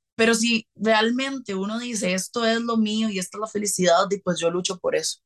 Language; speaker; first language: Spanish; native; Spanish